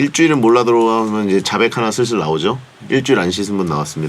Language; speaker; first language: Korean; native; Korean